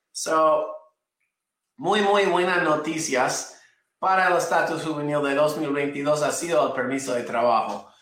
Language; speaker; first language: Spanish; non-native, fluent; English